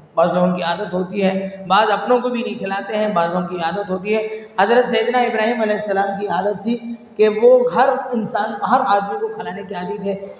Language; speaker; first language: Urdu; native; Urdu